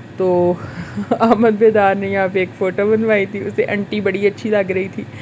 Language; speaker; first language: Urdu; native; Urdu